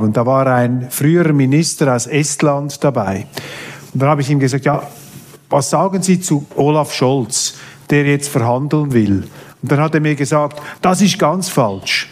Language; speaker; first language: German; native; German